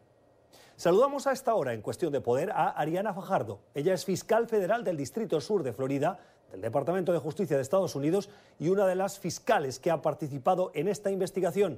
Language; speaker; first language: Spanish; native; Spanish